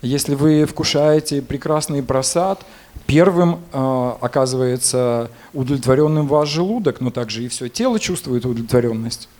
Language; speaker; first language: Russian; native; Russian